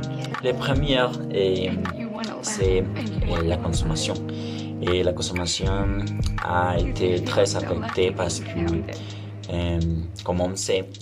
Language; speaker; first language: French; non-native, learner; Spanish